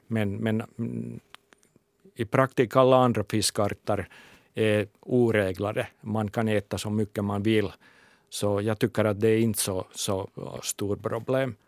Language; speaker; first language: Swedish; non-native, local second language; Finnish